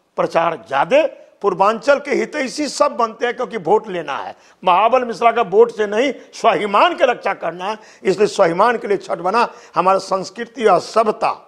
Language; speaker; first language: Hindi; native; Hindi